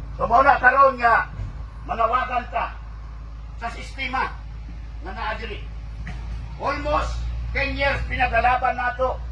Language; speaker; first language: Cebuano; non-native, local second language; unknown